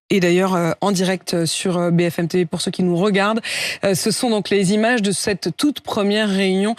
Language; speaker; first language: French; native; French